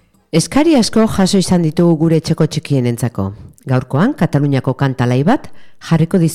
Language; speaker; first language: Basque; native; Basque